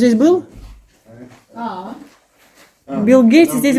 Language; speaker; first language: Russian; native; Russian